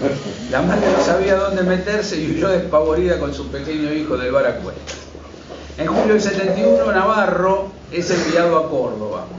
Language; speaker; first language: Spanish; native; Spanish